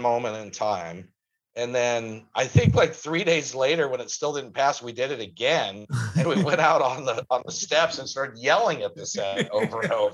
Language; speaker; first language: English; native; English